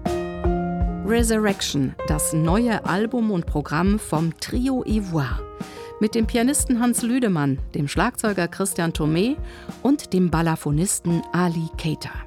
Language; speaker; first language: German; native; German